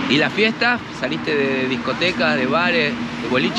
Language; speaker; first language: Spanish; native; Spanish